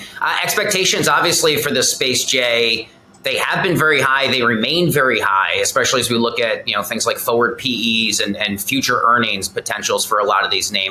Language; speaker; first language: English; native; English